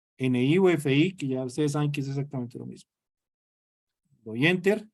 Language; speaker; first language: Spanish; native; Spanish